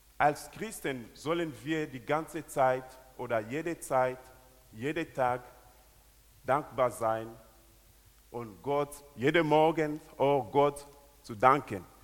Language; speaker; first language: German; non-native, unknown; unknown